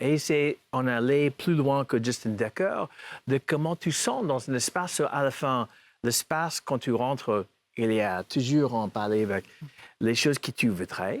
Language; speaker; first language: French; non-native, fluent; English